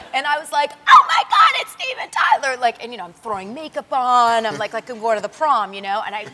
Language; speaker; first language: English; native; English